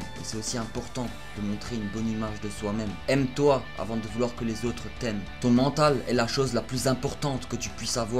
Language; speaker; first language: French; native; French